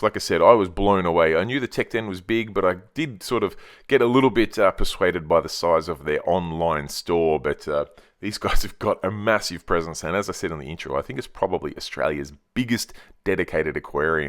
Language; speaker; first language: English; native; English